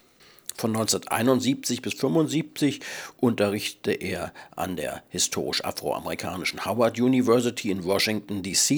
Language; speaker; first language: German; native; German